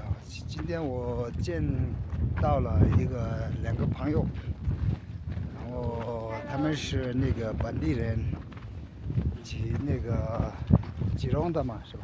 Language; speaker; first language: Chinese; non-native, local second language; Tibetan